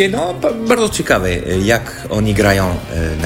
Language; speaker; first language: Polish; non-native, fluent; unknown